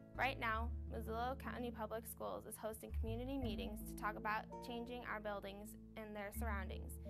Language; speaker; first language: English; native; English